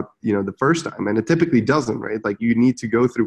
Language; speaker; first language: English; non-native, fluent; Czech